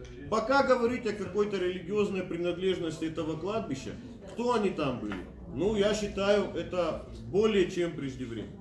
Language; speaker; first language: Russian; native; Russian